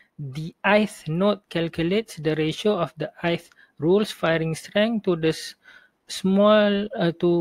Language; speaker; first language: English; non-native, local second language; Malay